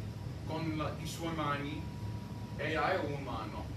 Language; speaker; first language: Italian; non-native, learner; English